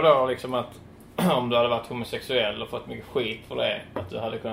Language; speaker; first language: Swedish; native; Swedish